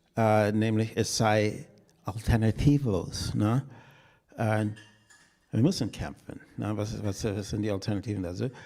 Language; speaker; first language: German; non-native, fluent; English